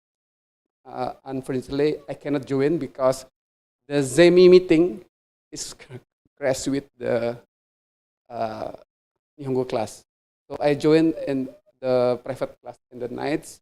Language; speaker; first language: English; non-native, fluent; Indonesian